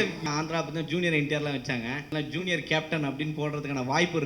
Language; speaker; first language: Tamil; native; Tamil